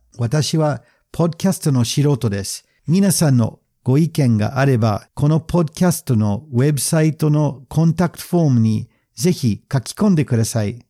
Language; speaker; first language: Japanese; non-native, fluent; English